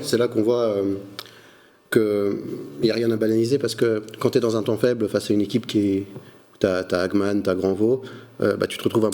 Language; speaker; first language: French; native; French